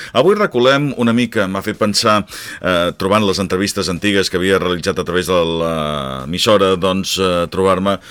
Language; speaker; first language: Catalan; native; Catalan